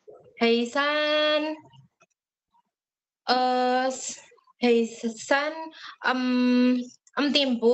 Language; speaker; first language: Cantonese; non-native, learner; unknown